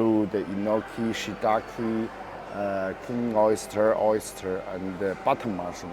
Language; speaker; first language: English; non-native, learner; Chinese